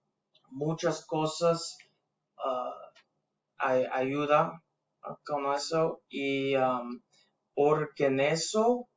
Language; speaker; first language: Spanish; non-native, learner; English